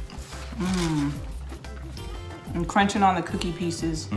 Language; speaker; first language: English; native; English